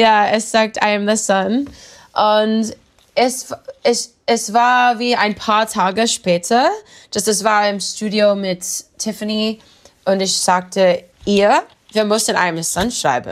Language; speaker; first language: German; non-native, learner; English